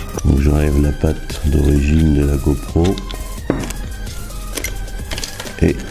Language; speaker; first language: French; native; French